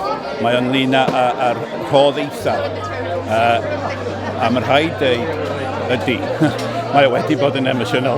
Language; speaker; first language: Welsh; native; Welsh